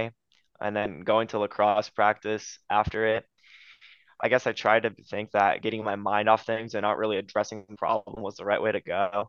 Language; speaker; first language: English; native; English